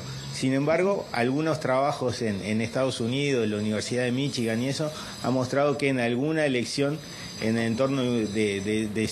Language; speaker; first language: Spanish; native; Spanish